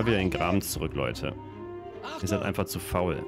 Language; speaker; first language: German; native; German